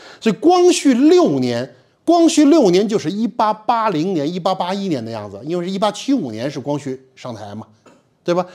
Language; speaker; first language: Chinese; native; Chinese